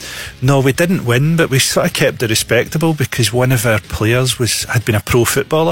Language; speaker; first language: English; native; English